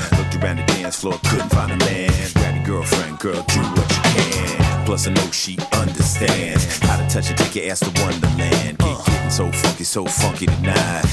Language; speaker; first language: German; native; German